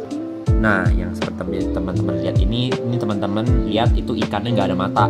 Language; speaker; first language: Indonesian; native; Indonesian